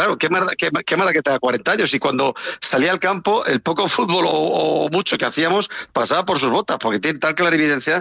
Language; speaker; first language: Spanish; native; Spanish